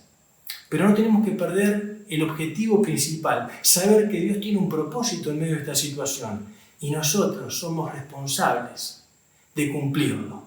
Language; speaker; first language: Spanish; native; Spanish